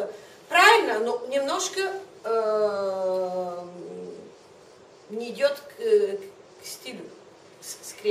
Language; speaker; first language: Russian; non-native, fluent; Bulgarian